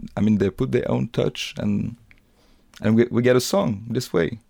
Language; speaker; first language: English; non-native, fluent; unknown